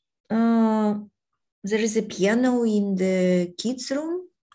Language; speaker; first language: English; non-native, learner; Russian